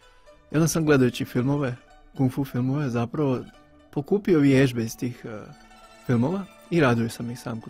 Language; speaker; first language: Bosnian; native; Bosnian